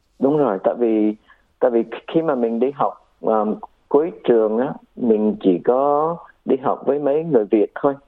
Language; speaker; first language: Vietnamese; early bilingual, heritage; Vietnamese